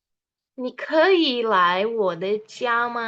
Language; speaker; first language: Chinese; non-native, fluent; Indonesian